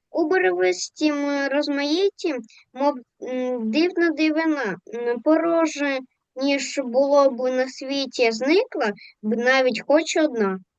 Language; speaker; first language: Ukrainian; native; Ukrainian